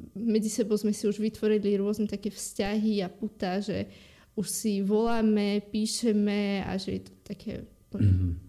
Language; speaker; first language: Slovak; native; Slovak